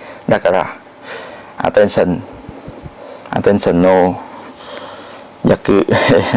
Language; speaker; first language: Japanese; non-native, learner; Thai